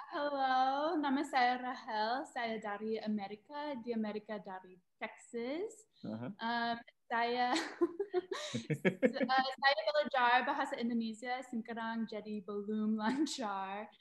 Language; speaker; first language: Indonesian; non-native, learner; English